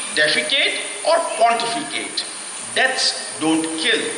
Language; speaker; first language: English; non-native, local second language; Kannada